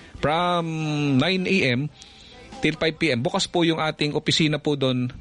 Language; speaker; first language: Filipino; native; Filipino